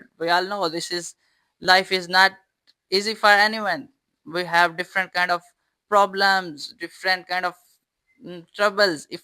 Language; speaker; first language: English; non-native, fluent; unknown